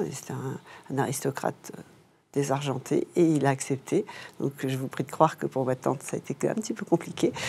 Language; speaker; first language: French; native; French